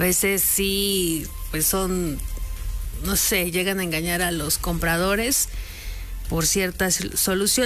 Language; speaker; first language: Spanish; native; Spanish